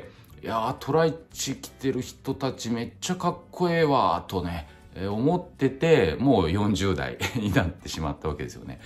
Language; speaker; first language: Japanese; native; Japanese